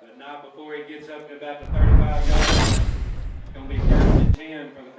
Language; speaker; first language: English; native; English